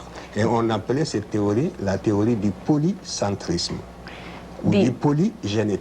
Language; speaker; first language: French; non-native, local second language; Wolof